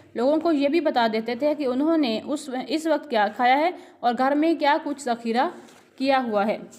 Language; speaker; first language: Urdu; non-native, local second language; Punjabi